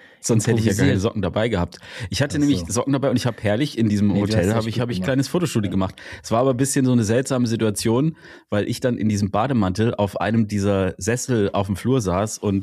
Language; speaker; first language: German; native; German